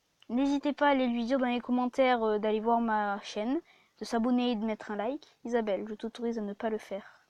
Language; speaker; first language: French; native; French